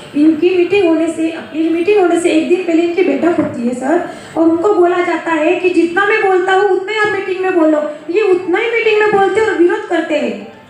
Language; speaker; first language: Hindi; non-native, local second language; Marathi